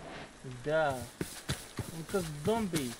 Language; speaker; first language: Russian; non-native, learner; English